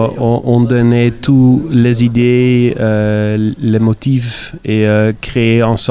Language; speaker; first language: French; non-native, learner; Dutch